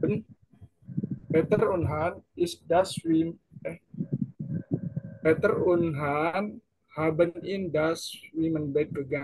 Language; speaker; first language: German; non-native, learner; Indonesian